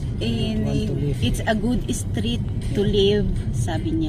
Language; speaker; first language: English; non-native, local second language; Filipino